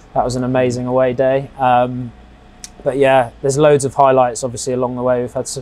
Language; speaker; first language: English; native; English